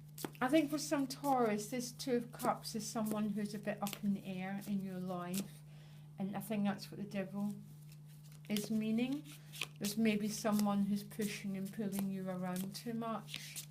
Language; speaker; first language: English; native; English